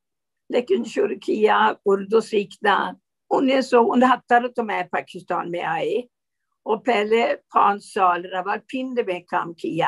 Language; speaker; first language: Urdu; non-native, learner; Swedish